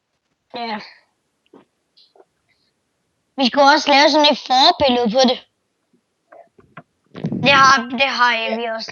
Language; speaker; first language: Danish; native; Danish